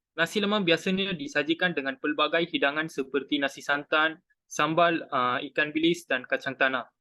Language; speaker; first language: Malay; non-native, local second language; Tamil